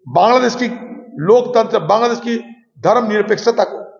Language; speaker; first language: Hindi; non-native, local second language; Bangla